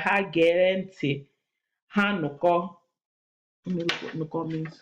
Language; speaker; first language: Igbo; non-native, learner; English